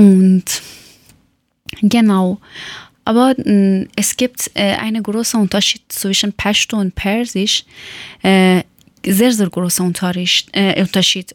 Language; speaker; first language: German; non-native, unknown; Persian